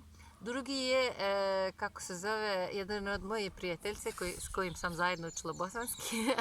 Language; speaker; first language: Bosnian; non-native, fluent; Turkish